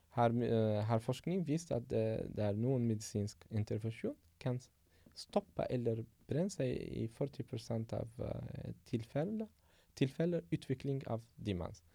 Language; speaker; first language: Norwegian; non-native, fluent; Arabic